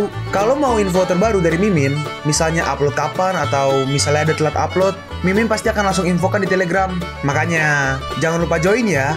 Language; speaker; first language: Indonesian; native; Indonesian